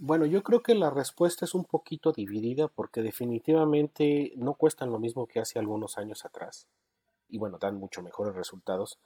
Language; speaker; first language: Spanish; native; Spanish